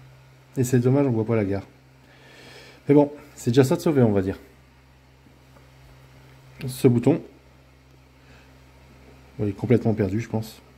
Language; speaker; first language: French; native; French